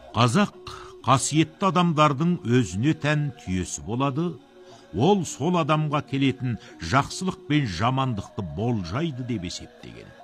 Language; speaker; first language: Kazakh; native; Kazakh